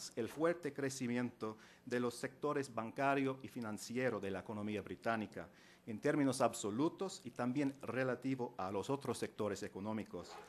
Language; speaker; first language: Spanish; non-native, fluent; English